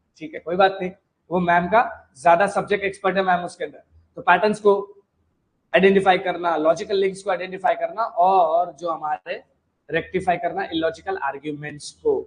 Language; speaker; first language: Hindi; non-native, local second language; Marathi